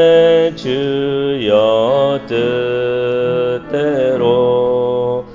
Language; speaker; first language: Korean; native; Korean